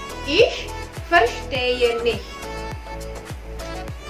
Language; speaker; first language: German; non-native, fluent; Indonesian